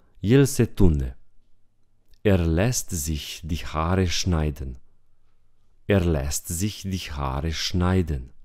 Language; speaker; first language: German; non-native, fluent; Romanian